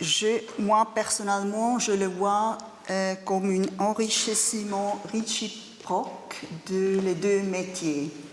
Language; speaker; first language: French; non-native, learner; German